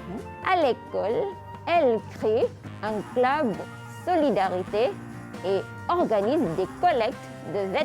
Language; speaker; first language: French; non-native, fluent; Malay